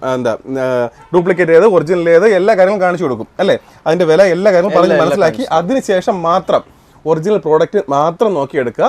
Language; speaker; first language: Malayalam; native; Malayalam